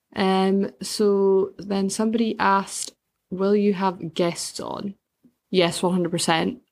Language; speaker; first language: English; native; English